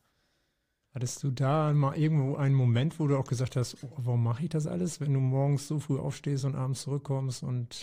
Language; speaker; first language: German; native; German